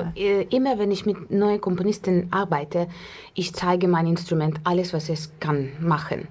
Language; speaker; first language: German; non-native, learner; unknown